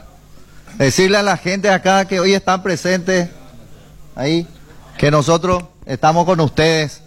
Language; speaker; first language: Spanish; native; Spanish